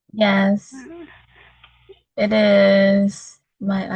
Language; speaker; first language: English; non-native, learner; Vietnamese